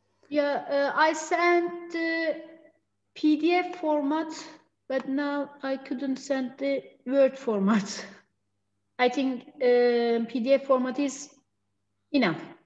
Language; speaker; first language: English; non-native, learner; Turkish